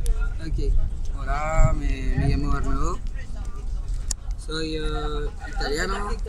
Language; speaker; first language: Spanish; non-native, learner; French